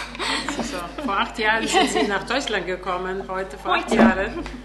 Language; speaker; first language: German; non-native, fluent; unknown